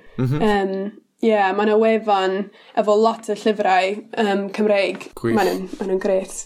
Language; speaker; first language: Welsh; non-native, learner; English